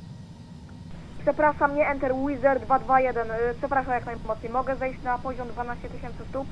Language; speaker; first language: Polish; native; Polish